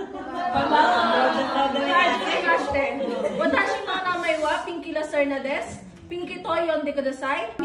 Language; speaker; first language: Japanese; non-native, learner; Filipino